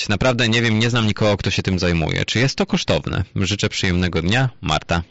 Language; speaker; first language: Polish; native; Polish